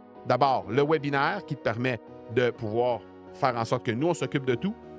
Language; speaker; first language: French; native; French